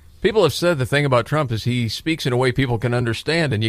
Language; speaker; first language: English; native; English